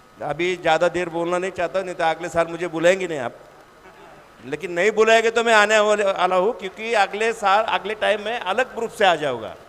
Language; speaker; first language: Hindi; non-native, local second language; Marathi